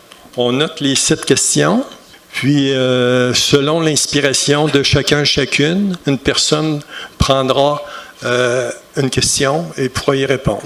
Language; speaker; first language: French; native; French